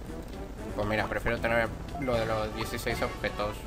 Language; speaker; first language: Spanish; native; Spanish